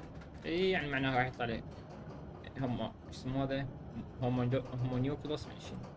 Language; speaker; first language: Arabic; native; Arabic